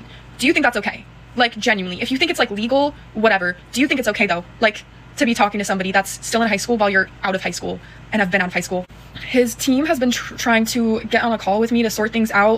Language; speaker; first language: English; native; English